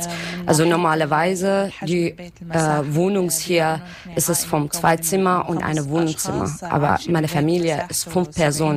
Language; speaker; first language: German; non-native, learner; Arabic